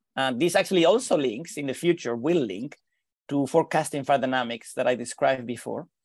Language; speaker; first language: English; non-native, fluent; Spanish